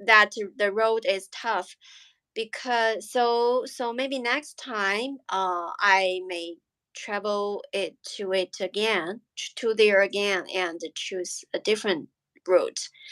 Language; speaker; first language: English; non-native, learner; Chinese